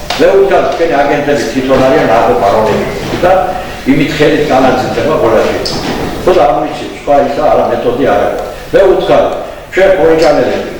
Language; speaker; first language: Georgian; non-native, local second language; Azerbaijani